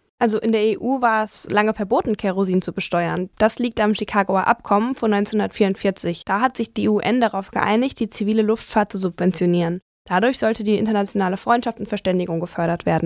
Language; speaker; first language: German; native; German